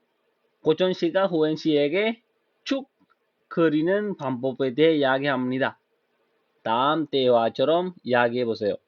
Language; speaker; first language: Korean; non-native, fluent; Sinhala